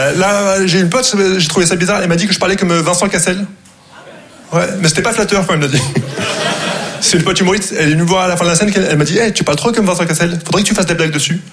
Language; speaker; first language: French; non-native, local second language; Arabic